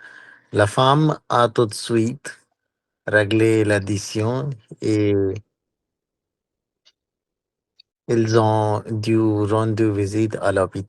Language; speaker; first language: French; non-native, learner; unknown